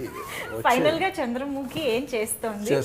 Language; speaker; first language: Telugu; native; Telugu